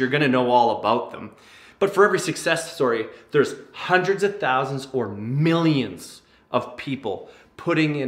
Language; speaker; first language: English; native; English